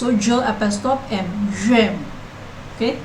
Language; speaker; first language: French; non-native, learner; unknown